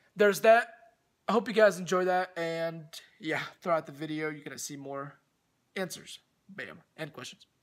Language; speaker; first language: English; early bilingual, other home language; Russian